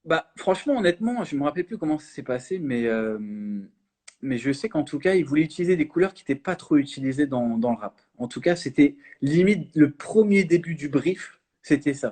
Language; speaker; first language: French; native; French